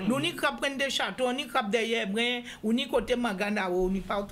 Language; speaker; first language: French; non-native, local second language; Guadeloupean Creole French